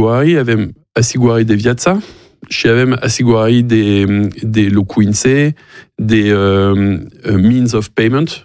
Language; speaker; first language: Romanian; non-native, learner; French